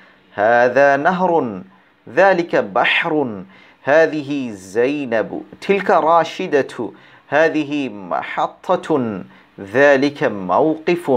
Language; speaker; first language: Arabic; non-native, fluent; Bangla